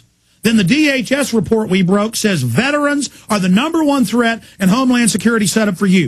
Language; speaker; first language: English; native; English